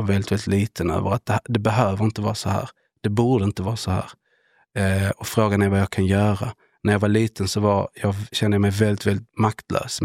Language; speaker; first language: Swedish; native; Swedish